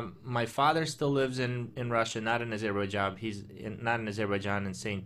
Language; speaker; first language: English; early bilingual, other home language; Russian